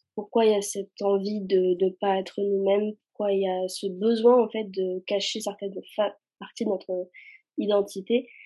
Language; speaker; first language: French; early bilingual, other home language; Arabic